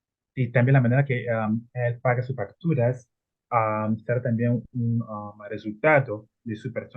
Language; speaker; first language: Spanish; non-native, learner; Italian